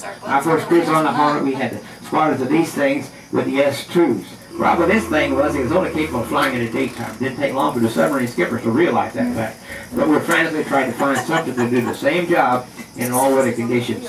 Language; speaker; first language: English; native; English